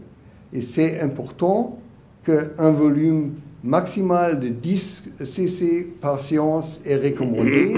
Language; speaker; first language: French; non-native, learner; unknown